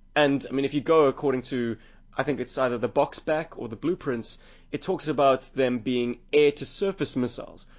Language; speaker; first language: English; native; English